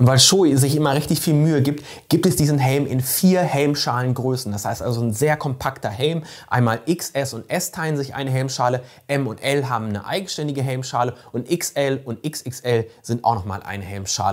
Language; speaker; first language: German; native; German